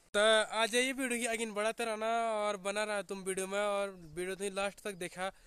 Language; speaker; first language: Hindi; native; Hindi